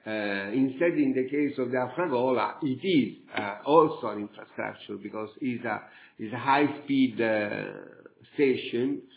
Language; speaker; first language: English; non-native, fluent; Italian